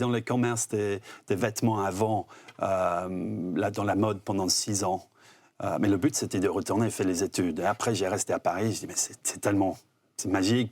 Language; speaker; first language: French; non-native, fluent; English